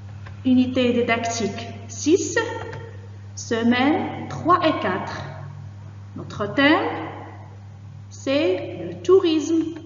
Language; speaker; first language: French; non-native, local second language; Arabic